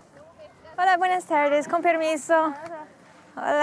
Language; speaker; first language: Spanish; non-native, fluent; English